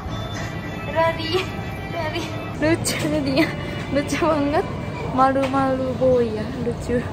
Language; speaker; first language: Indonesian; non-native, fluent; Japanese